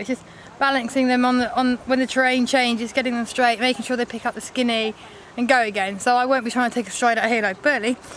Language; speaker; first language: English; native; English